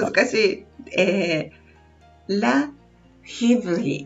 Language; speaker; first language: Japanese; non-native, learner; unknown